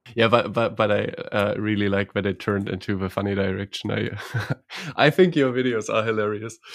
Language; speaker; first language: English; non-native, fluent; Croatian